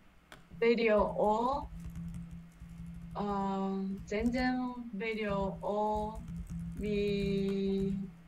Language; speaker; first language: Japanese; non-native, learner; English